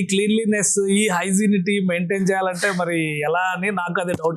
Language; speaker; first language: Telugu; native; Telugu